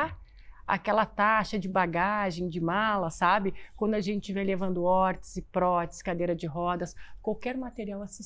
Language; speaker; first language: Portuguese; native; Portuguese